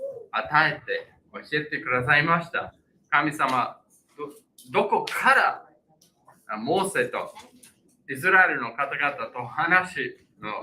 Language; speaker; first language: Japanese; non-native, fluent; English